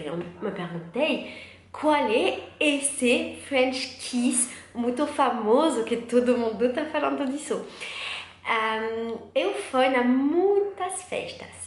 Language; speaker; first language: Portuguese; non-native, learner; French